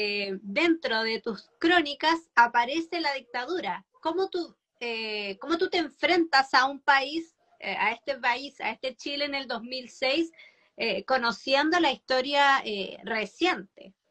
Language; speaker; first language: Spanish; native; Spanish